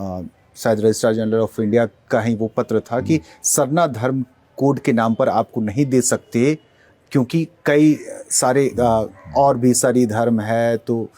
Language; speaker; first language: Hindi; native; Hindi